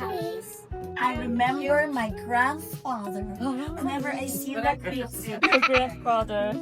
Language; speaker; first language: English; non-native, local second language; Filipino